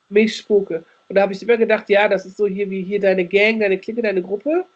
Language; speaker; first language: German; native; German